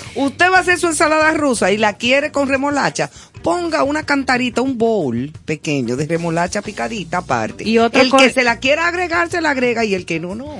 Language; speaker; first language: Spanish; native; Spanish